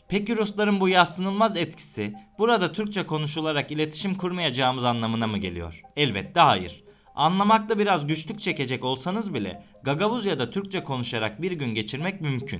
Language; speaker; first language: Turkish; native; Turkish